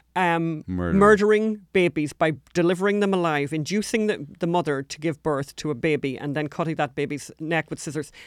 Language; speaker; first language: English; native; English